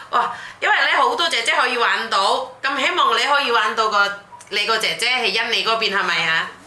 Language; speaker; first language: Cantonese; non-native, fluent; Indonesian